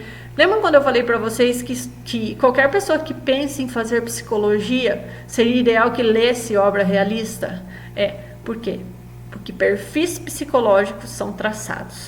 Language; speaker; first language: Portuguese; native; Portuguese